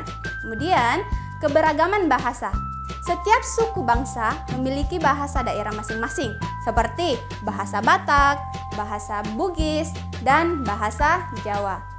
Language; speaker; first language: Malay; native; Malay